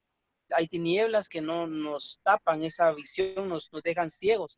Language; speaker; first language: Spanish; native; Spanish